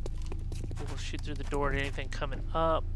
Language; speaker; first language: English; native; English